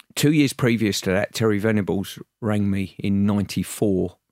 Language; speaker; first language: English; native; English